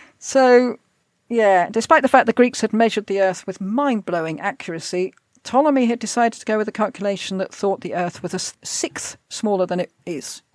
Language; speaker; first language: English; native; English